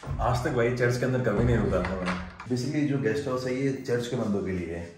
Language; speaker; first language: Hindi; native; Hindi